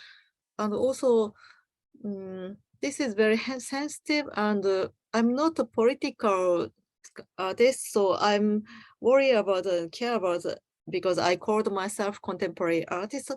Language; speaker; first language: English; non-native, learner; Japanese